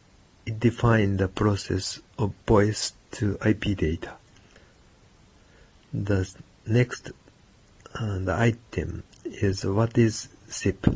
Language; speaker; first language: English; non-native, learner; Japanese